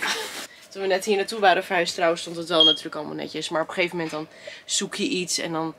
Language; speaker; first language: Dutch; native; Dutch